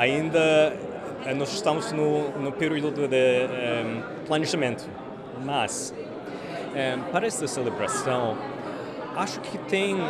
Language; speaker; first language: Portuguese; early bilingual, heritage; English